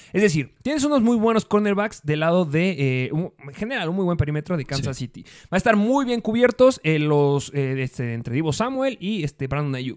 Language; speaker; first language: Spanish; native; Spanish